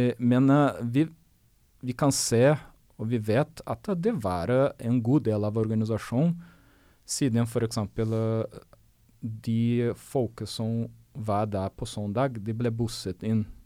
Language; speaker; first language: Norwegian; non-native, fluent; Portuguese